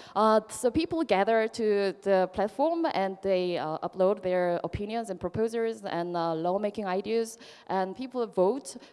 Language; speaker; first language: English; non-native, fluent; Korean